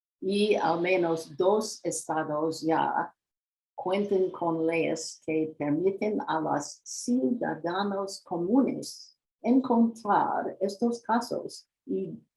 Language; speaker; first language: Spanish; non-native, learner; English